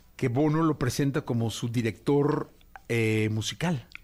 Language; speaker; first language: Spanish; native; Spanish